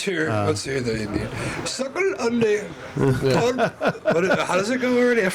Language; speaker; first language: English; native; English